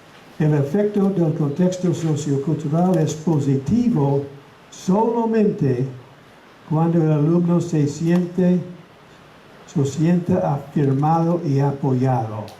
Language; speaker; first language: Spanish; non-native, fluent; English